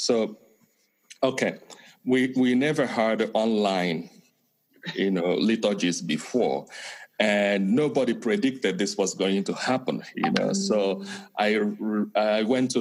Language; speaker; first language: English; non-native, local second language; Igbo